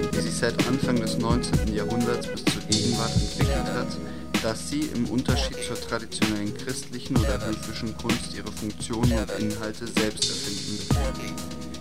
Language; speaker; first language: German; native; German